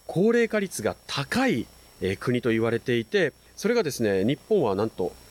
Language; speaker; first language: Japanese; native; Japanese